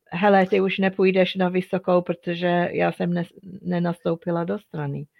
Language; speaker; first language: Czech; non-native, fluent; English